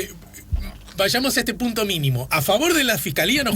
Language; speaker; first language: Spanish; native; Spanish